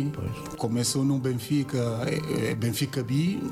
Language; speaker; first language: Portuguese; non-native, learner; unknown